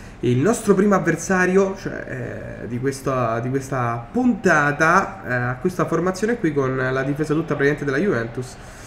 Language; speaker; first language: Italian; native; Italian